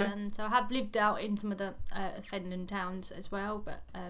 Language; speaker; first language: English; native; English